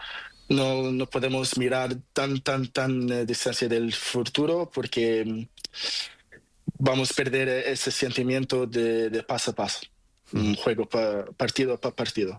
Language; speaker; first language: Spanish; non-native, learner; Portuguese